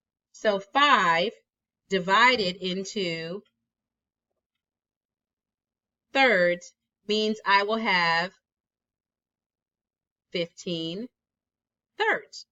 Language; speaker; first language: English; native; English